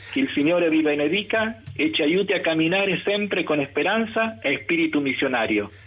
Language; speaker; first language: Italian; non-native, fluent; Spanish